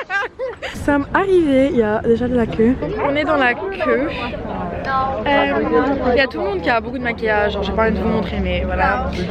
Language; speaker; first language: French; native; French